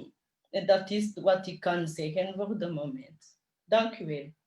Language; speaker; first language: Dutch; non-native, fluent; Kinyarwanda